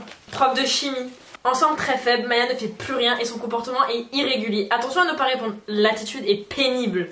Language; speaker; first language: French; native; French